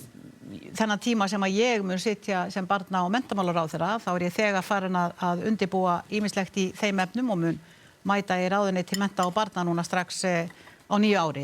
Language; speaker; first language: Icelandic; native; Icelandic